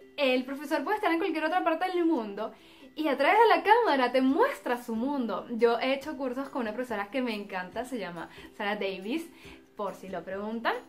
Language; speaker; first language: Spanish; native; Spanish